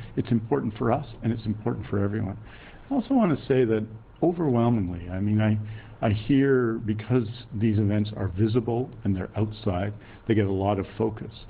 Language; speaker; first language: English; native; English